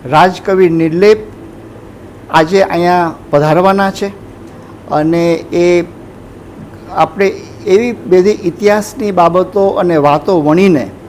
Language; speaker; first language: Gujarati; native; Gujarati